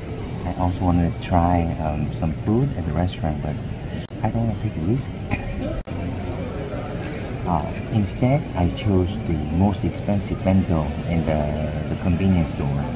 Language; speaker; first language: English; non-native, learner; Vietnamese